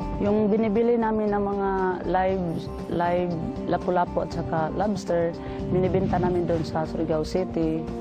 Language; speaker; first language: Filipino; non-native, local second language; Cebuano